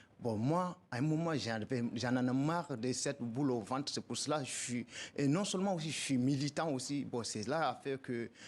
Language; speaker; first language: French; non-native, local second language; Soninke